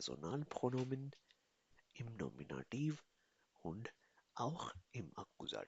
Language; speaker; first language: German; non-native, fluent; Urdu